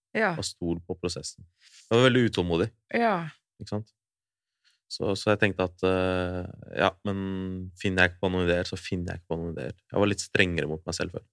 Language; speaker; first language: Norwegian; early bilingual, other home language; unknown